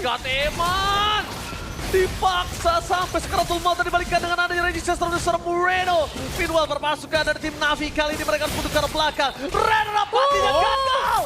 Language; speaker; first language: Indonesian; native; Indonesian